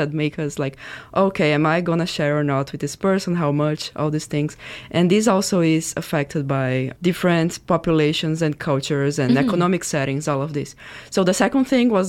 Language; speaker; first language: English; non-native, fluent; Portuguese